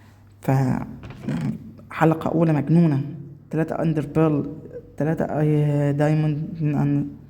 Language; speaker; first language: Arabic; native; Arabic